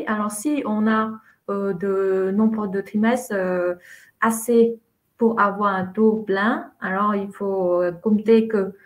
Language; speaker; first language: French; non-native, fluent; Vietnamese